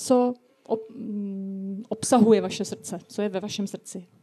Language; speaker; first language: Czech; non-native, fluent; Russian